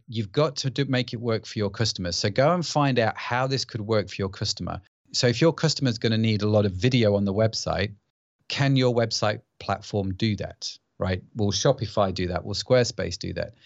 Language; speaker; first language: English; native; English